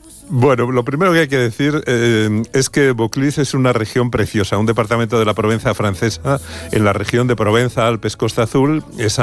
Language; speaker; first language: Spanish; native; Spanish